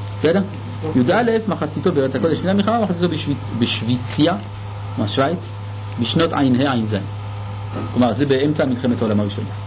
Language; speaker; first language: Hebrew; non-native, fluent; French